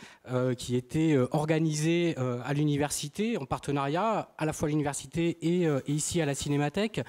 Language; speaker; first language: French; native; French